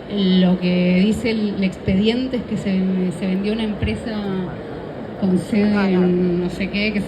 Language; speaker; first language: Spanish; native; Spanish